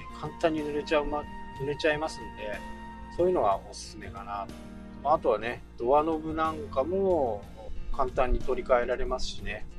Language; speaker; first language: Japanese; native; Japanese